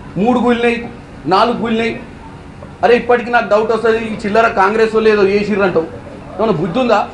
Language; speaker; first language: Telugu; native; Telugu